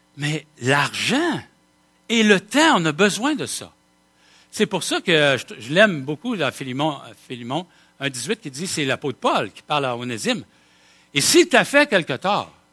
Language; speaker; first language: French; native; French